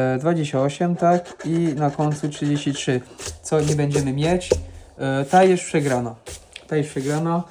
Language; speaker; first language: Polish; non-native, fluent; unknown